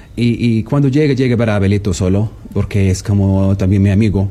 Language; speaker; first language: Spanish; non-native, learner; Arabic